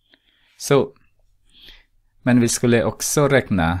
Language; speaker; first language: Swedish; non-native, fluent; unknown